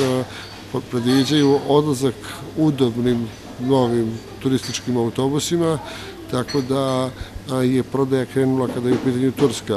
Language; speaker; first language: Croatian; native; Croatian